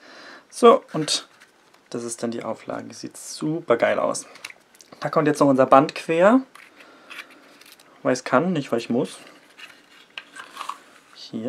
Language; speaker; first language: German; native; German